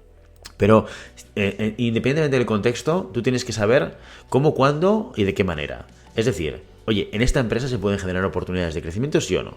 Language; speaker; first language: Spanish; native; Spanish